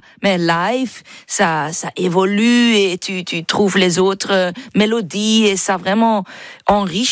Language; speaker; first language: French; non-native, fluent; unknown